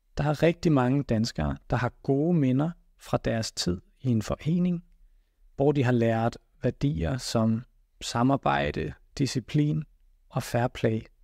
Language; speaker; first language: Danish; native; Danish